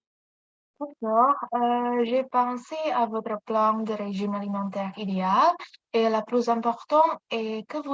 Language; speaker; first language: French; non-native, learner; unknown